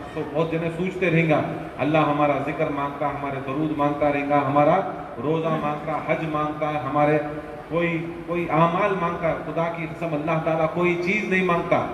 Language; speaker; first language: Urdu; native; Urdu